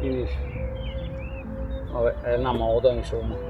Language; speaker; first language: Italian; native; Italian